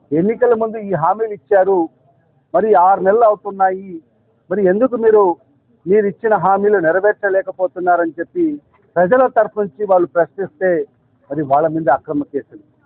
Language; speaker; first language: Telugu; native; Telugu